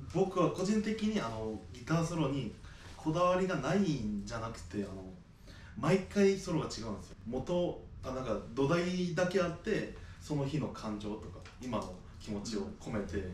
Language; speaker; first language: Japanese; non-native, fluent; Korean